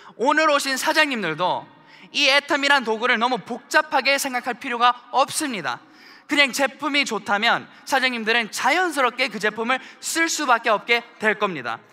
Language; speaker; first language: Korean; early bilingual, heritage; Korean